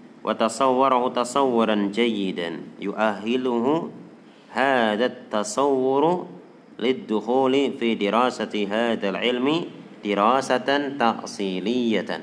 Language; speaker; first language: Arabic; non-native, fluent; Indonesian